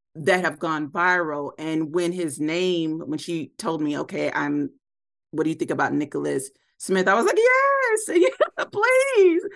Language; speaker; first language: English; native; English